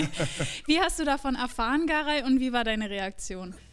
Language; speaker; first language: German; native; German